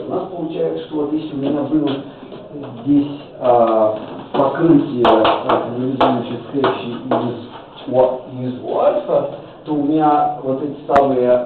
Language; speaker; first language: Russian; native; Russian